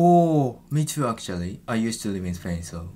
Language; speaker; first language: English; non-native, fluent; Japanese